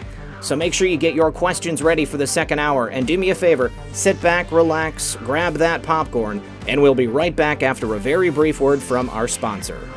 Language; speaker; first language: English; native; English